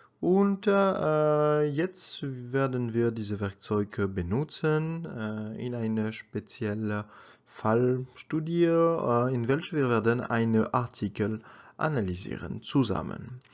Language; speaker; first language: German; non-native, learner; French